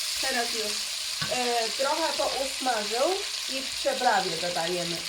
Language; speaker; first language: Polish; non-native, learner; Chinese